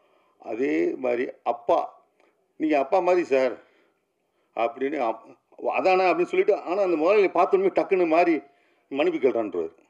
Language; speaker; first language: Tamil; native; Tamil